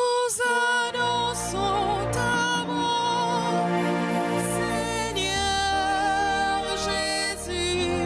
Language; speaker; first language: French; non-native, local second language; Haitian Creole